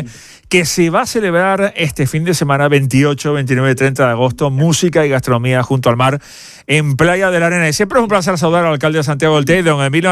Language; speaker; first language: Spanish; native; Spanish